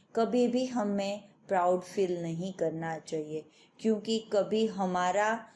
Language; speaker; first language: Hindi; non-native, local second language; Gujarati